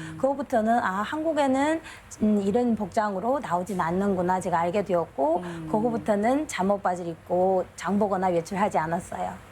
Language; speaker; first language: Korean; non-native, fluent; Chinese